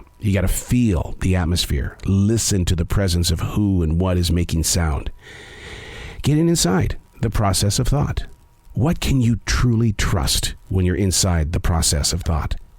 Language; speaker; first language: English; native; English